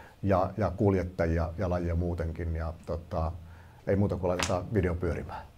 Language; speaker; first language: Finnish; native; Finnish